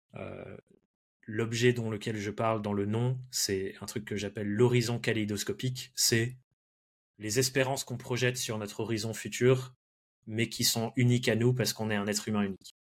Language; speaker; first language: French; early bilingual, other home language; English